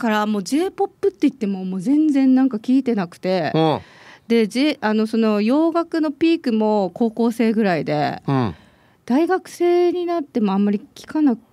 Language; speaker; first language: Japanese; native; Japanese